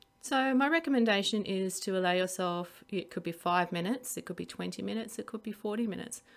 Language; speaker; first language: English; native; English